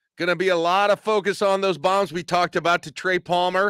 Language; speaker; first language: English; native; English